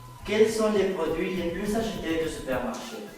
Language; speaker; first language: French; non-native, learner; Spanish